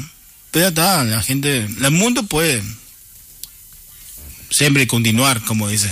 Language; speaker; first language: Spanish; non-native, learner; Chinese